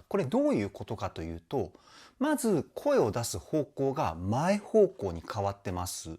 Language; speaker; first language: Japanese; native; Japanese